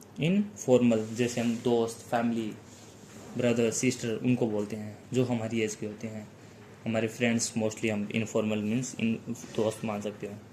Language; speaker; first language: Hindi; native; Hindi